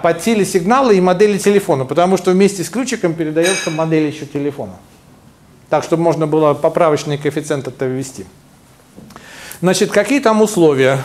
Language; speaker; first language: Russian; native; Russian